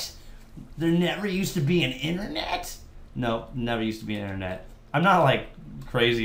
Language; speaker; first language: English; native; English